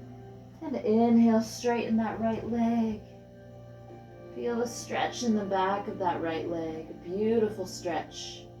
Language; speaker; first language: English; native; English